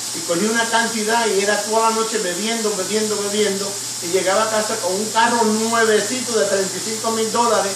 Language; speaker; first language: Spanish; early bilingual, heritage; Spanish